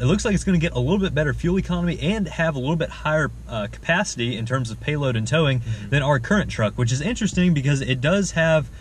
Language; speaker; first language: English; native; English